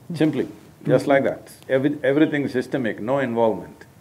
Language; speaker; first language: English; non-native, local second language; Kannada